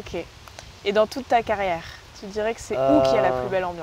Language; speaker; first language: French; native; French